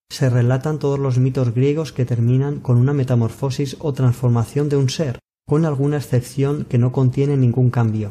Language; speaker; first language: Spanish; native; Spanish